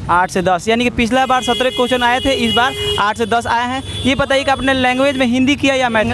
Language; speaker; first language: Hindi; native; Hindi